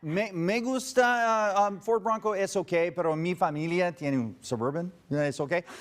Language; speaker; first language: Spanish; non-native, learner; English